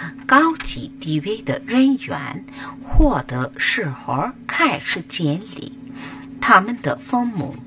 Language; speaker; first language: Chinese; non-native, learner; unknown